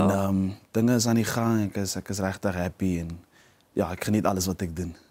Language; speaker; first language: Afrikaans; early bilingual, heritage; Afrikaans